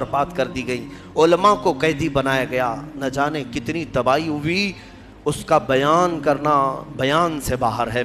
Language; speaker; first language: Urdu; native; Urdu